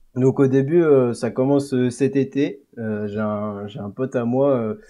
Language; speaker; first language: French; native; French